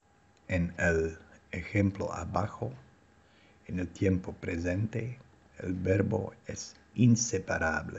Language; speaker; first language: Spanish; non-native, fluent; Dutch